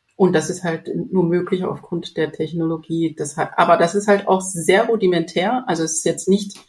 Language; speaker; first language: German; non-native, fluent; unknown